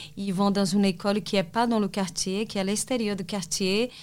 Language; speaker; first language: French; non-native, fluent; Portuguese